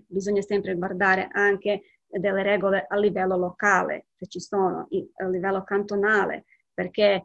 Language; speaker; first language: Italian; non-native, fluent; Bosnian